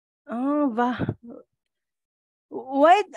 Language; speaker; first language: English; non-native, local second language; Filipino